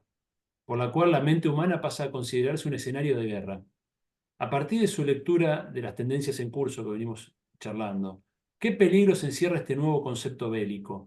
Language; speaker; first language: Spanish; native; Spanish